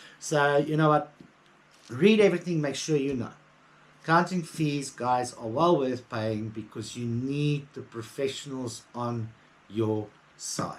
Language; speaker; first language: English; native; English